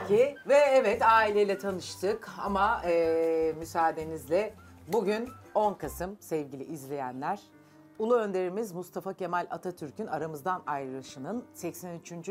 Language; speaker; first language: Turkish; native; Turkish